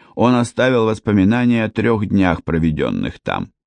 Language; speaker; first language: Russian; native; Russian